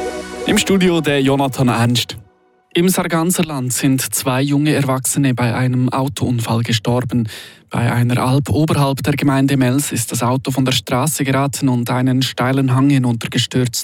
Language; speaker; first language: German; native; German